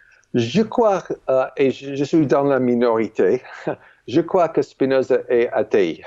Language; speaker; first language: French; non-native, fluent; English